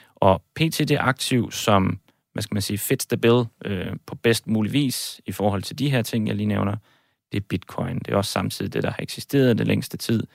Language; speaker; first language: Danish; native; Danish